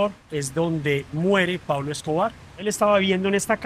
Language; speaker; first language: Spanish; native; Spanish